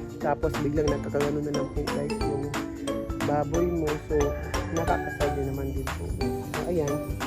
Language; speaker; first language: Filipino; non-native, local second language; Cebuano